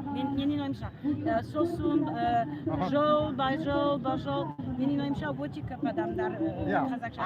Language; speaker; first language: Kazakh; non-native, learner; French